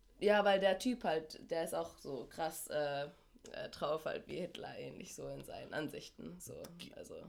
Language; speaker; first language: German; early bilingual, heritage; German